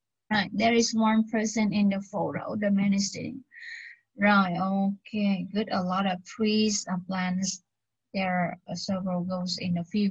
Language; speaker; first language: English; non-native, fluent; Vietnamese